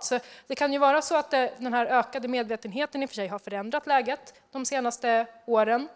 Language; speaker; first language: Swedish; native; Swedish